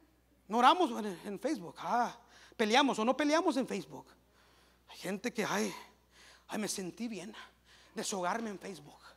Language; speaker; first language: Spanish; early bilingual, heritage; Spanish